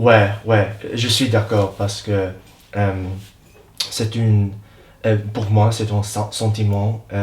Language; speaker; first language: French; non-native, learner; English